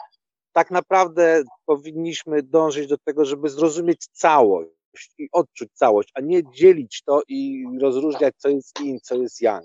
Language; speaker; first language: Polish; native; Polish